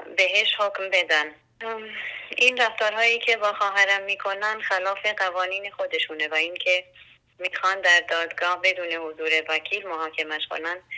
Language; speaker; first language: Persian; non-native, local second language; Central Kurdish